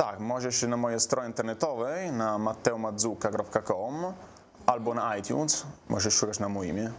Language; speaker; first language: Polish; non-native, learner; Italian